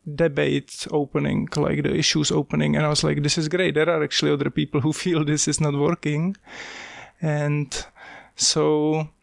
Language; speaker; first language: English; non-native, fluent; Czech